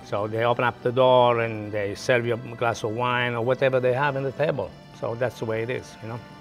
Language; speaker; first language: English; non-native, fluent; Italian